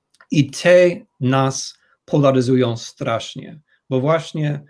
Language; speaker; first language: Polish; non-native, fluent; English